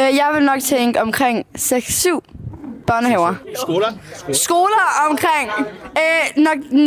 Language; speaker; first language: Danish; native; Danish